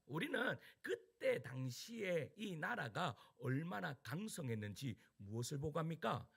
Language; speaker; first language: Korean; native; Korean